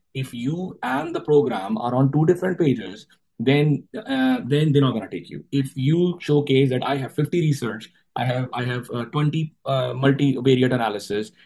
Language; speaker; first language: English; non-native, local second language; Urdu